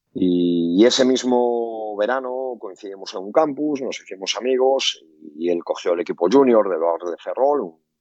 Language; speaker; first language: Spanish; native; Spanish